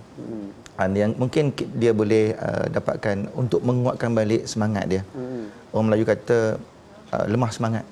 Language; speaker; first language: Malay; native; Malay